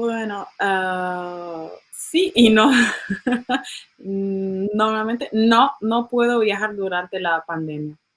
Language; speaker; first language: Spanish; non-native, learner; English